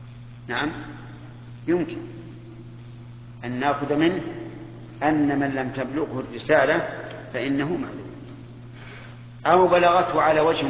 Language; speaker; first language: Arabic; native; Arabic